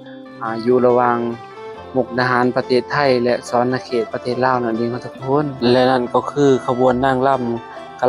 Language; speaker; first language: Thai; non-native, local second language; Lao